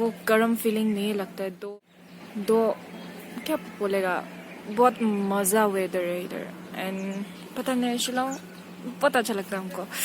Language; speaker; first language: Hindi; non-native, local second language; Assamese